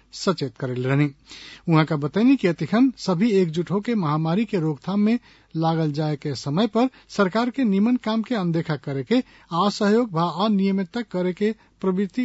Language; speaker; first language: Bhojpuri; non-native, local second language; Nepali